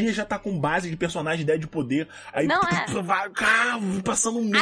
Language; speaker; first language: Portuguese; native; Portuguese